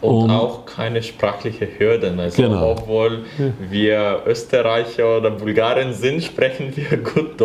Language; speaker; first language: German; non-native, fluent; Bulgarian